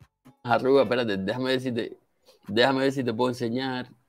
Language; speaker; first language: Spanish; native; Spanish